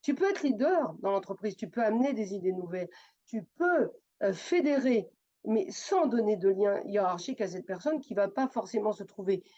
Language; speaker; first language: French; native; French